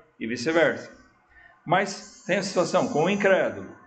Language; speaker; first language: Portuguese; native; Portuguese